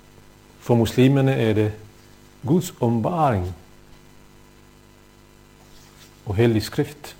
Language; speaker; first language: Danish; non-native, fluent; Bosnian